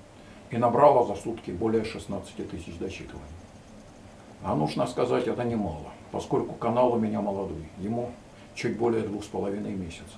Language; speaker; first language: Russian; native; Russian